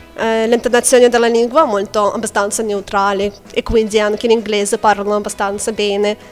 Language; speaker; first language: Italian; non-native, learner; Lithuanian